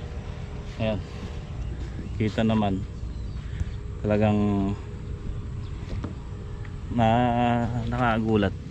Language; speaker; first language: Filipino; native; Filipino